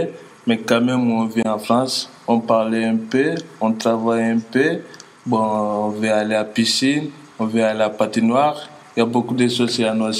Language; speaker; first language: French; non-native, learner; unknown